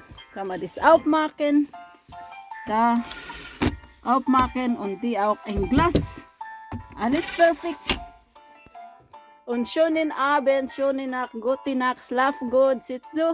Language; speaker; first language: German; non-native, learner; Filipino